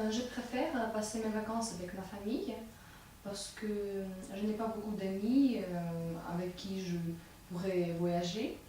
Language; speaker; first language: French; non-native, fluent; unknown